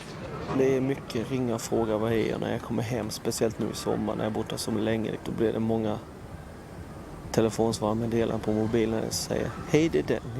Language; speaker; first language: Swedish; native; Swedish